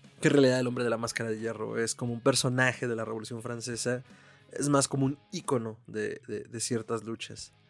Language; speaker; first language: Spanish; native; Spanish